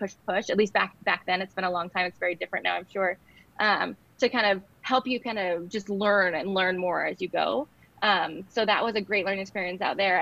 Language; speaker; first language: English; native; English